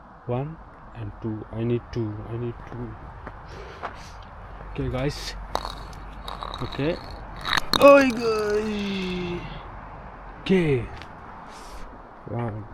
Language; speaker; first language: English; non-native, learner; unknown